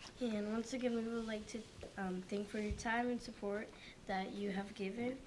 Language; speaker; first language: English; early bilingual, other home language; Portuguese